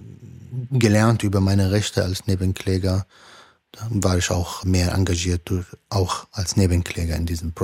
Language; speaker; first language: German; non-native, fluent; Arabic